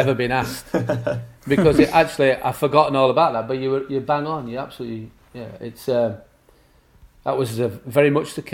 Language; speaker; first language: English; native; English